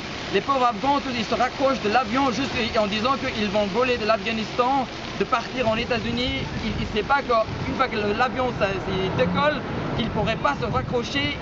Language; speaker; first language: French; non-native, fluent; Persian